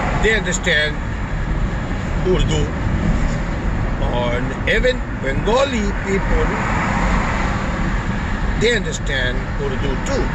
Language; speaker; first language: English; non-native, fluent; Urdu